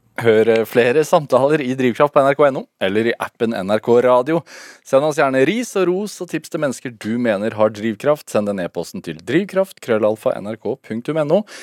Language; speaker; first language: Norwegian; native; Norwegian